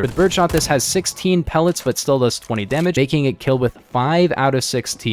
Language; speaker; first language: English; native; English